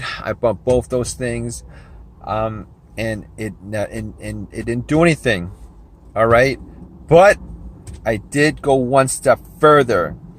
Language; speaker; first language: English; native; English